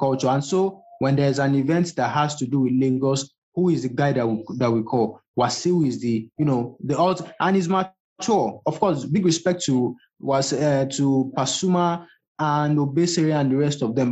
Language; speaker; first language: English; non-native, local second language; Yoruba